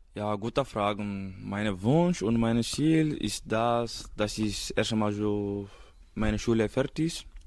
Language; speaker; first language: German; non-native, fluent; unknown